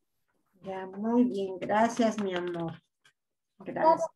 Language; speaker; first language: Spanish; native; Spanish